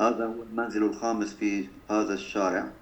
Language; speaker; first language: Arabic; non-native, learner; Turkish